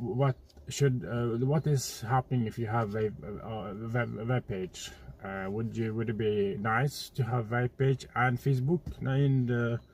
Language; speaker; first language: English; non-native, fluent; Norwegian